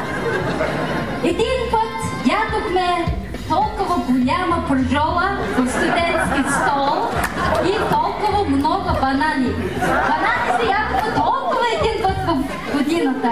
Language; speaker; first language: Bulgarian; non-native, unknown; Mongolian